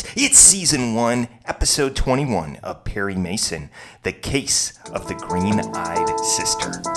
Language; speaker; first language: English; native; English